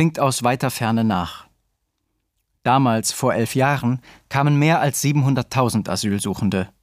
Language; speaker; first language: German; native; German